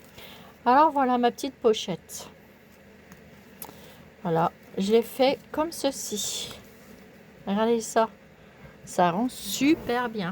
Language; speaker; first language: French; native; French